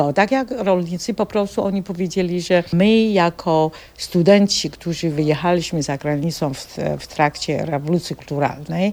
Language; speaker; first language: Polish; non-native, fluent; Chinese